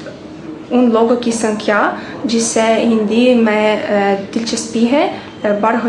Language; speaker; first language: Hindi; non-native, learner; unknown